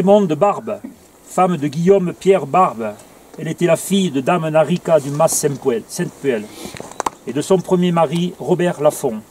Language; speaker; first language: French; native; French